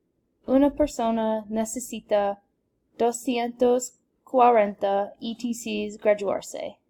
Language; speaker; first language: Spanish; non-native, learner; English